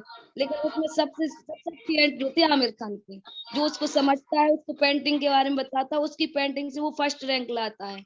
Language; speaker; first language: Hindi; native; Hindi